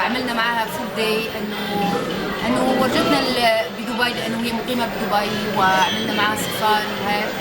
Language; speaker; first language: Arabic; native; Arabic